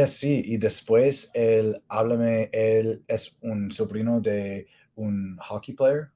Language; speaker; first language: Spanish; non-native, learner; English